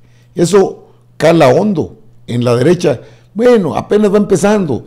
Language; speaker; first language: Spanish; native; Spanish